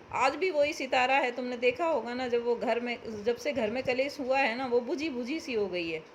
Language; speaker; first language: Urdu; native; Urdu